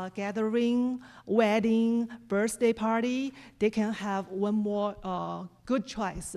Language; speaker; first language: English; non-native, fluent; Chinese